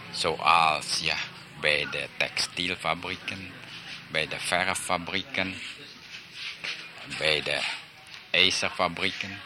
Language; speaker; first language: Dutch; early bilingual, heritage; Dutch